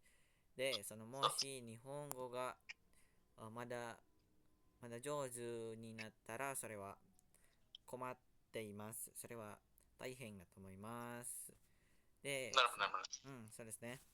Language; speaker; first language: Japanese; non-native, learner; Indonesian